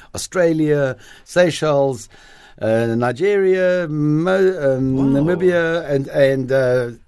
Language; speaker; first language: English; native; English